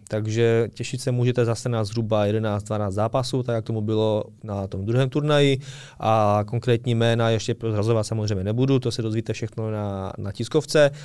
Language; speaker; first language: Czech; early bilingual, other home language; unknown